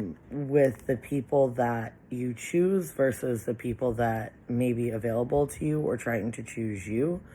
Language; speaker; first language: English; native; English